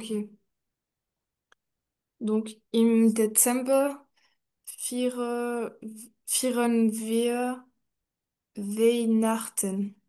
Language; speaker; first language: German; non-native, learner; French